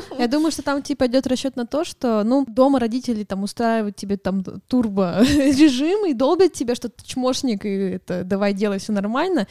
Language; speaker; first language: Russian; native; Russian